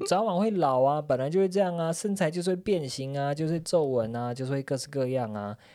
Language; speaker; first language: Chinese; early bilingual, heritage; Chinese